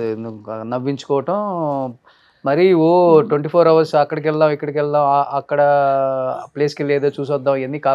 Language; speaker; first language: Telugu; native; Telugu